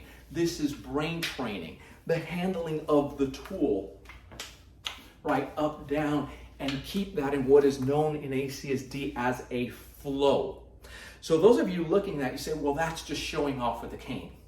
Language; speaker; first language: English; native; English